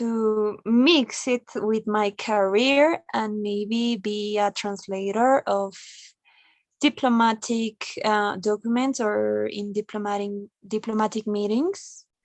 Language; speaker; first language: English; non-native, learner; Spanish